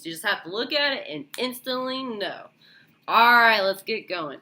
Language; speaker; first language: English; native; English